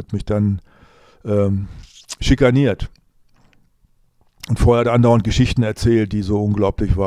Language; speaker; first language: German; native; German